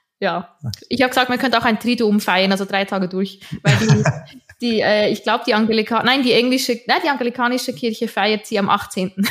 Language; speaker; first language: German; native; German